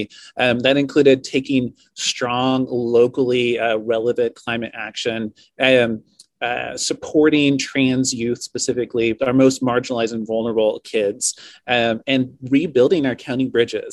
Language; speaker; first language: English; native; English